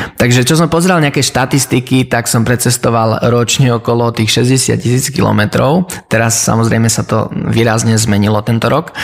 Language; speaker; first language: Slovak; early bilingual, heritage; Slovak